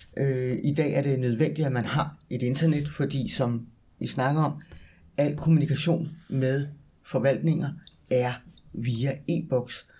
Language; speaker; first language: Danish; native; Danish